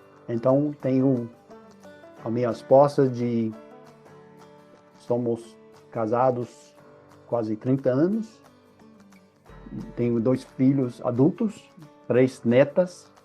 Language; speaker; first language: Portuguese; non-native, fluent; English